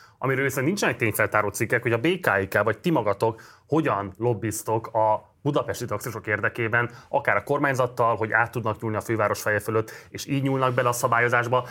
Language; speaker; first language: Hungarian; native; Hungarian